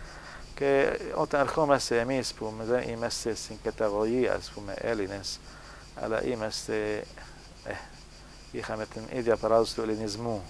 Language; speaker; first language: Greek; non-native, fluent; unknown